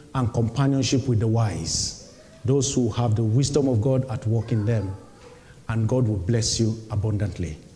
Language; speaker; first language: English; non-native, local second language; Yoruba